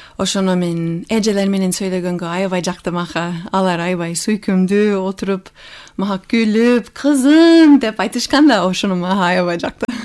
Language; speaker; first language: Kyrgyz; non-native, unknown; English